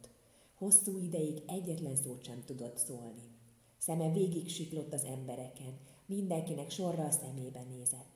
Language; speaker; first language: Hungarian; native; Hungarian